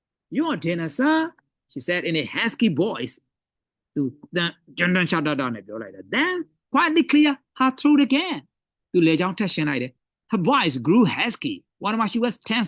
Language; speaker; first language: English; non-native, fluent; Burmese